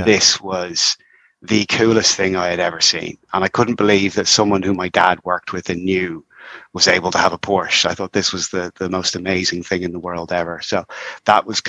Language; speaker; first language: English; native; English